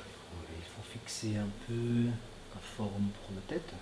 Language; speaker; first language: French; non-native, fluent; German